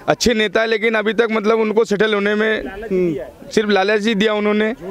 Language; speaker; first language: Hindi; native; Hindi